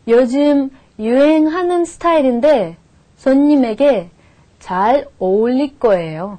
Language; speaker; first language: Korean; non-native, fluent; Russian